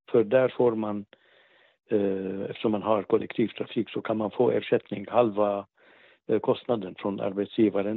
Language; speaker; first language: Swedish; non-native, fluent; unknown